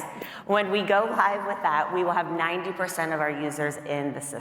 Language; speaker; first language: English; native; English